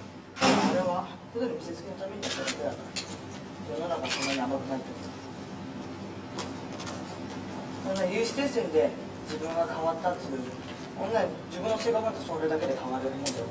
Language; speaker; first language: Japanese; native; Japanese